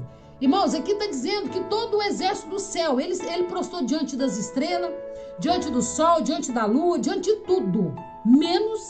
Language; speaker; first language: Portuguese; native; Portuguese